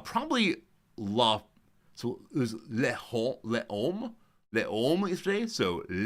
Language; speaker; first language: French; non-native, learner; English